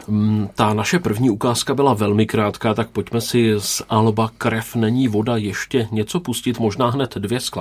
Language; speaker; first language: Czech; native; Czech